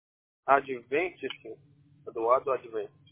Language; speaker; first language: Spanish; non-native, learner; Portuguese